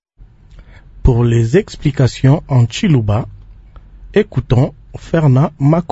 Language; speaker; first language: French; non-native, local second language; Lingala